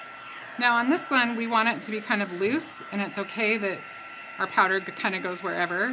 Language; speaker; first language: English; native; English